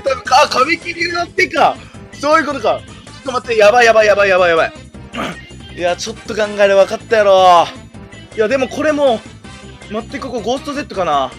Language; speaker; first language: Japanese; native; Japanese